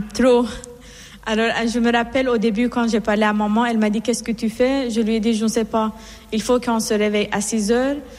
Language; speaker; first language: French; non-native, fluent; Persian